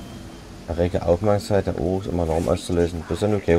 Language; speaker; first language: German; native; German